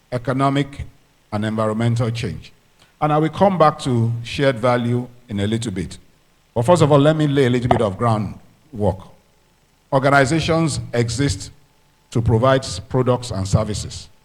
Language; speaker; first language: English; non-native, local second language; Yoruba